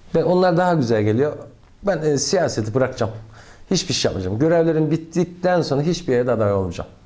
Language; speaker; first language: Turkish; native; Turkish